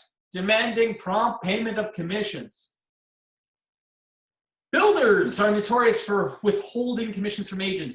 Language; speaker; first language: English; native; English